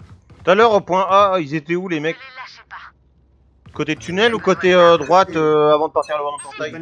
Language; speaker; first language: French; native; French